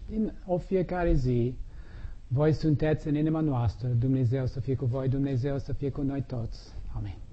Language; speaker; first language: Romanian; non-native, learner; English